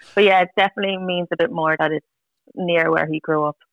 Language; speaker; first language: English; native; English